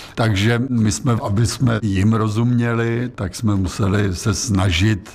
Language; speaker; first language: Czech; native; Czech